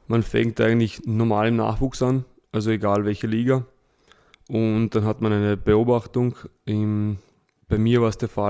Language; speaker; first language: German; early bilingual, other home language; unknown